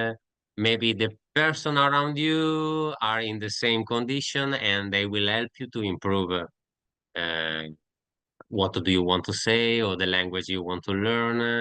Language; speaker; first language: English; non-native, learner; Italian